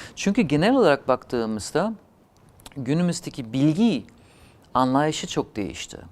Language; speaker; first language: Turkish; non-native, fluent; German